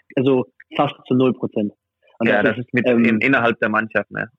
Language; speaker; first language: German; non-native, fluent; French